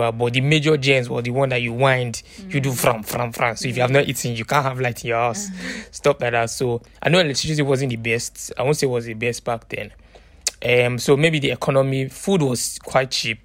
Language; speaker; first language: English; non-native, local second language; Yoruba